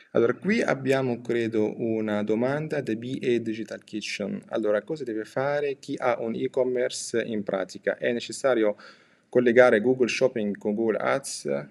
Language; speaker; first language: Italian; non-native, fluent; Arabic